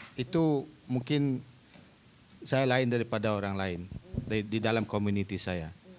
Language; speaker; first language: Malay; non-native, local second language; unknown